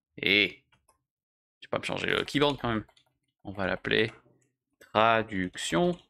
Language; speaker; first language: French; native; French